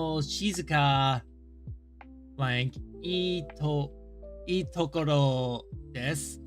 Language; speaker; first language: Japanese; non-native, learner; English